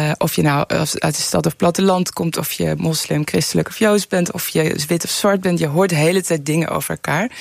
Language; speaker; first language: Dutch; early bilingual, other home language; Persian